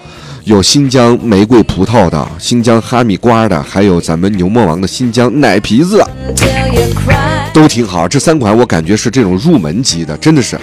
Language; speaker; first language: Chinese; native; Chinese